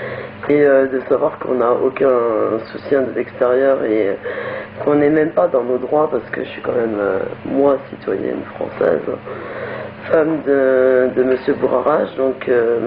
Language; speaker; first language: French; native; French